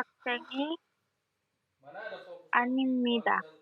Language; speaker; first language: Korean; non-native, learner; Indonesian